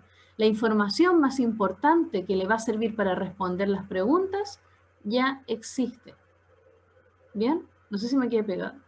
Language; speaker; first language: Spanish; native; Spanish